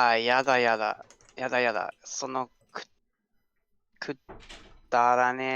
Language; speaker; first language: Japanese; non-native, learner; English